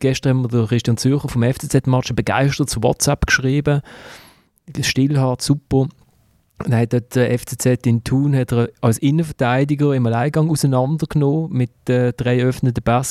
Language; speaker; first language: German; native; German